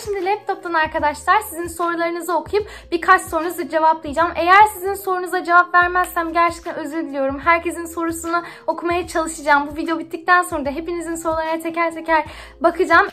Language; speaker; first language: Turkish; early bilingual, heritage; Turkish